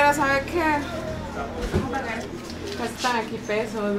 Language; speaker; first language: Spanish; native; Spanish